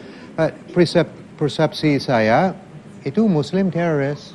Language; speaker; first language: Indonesian; non-native, learner; English